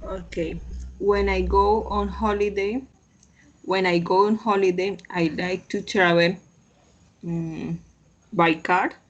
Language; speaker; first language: English; non-native, learner; Spanish